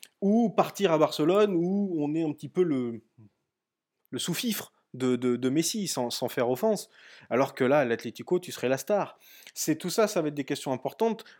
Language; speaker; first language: French; native; French